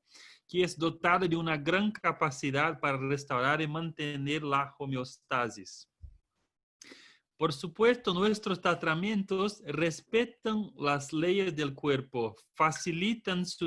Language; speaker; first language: Spanish; non-native, fluent; Portuguese